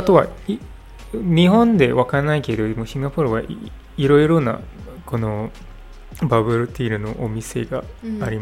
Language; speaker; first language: Japanese; non-native, learner; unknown